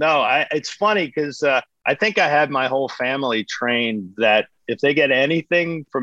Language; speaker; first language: English; native; English